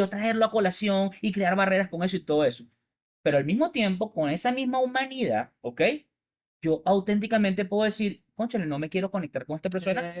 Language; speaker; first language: Spanish; native; Spanish